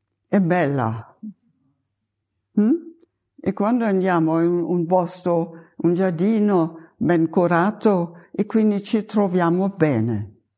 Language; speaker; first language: Italian; non-native, fluent; German